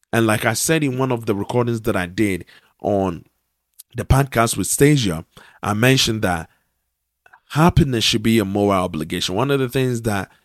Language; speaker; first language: English; non-native, local second language; Akan